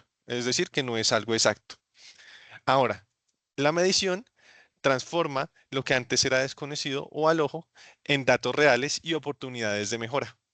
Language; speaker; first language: Spanish; native; Spanish